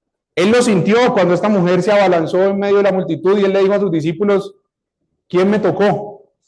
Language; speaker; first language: Spanish; native; Spanish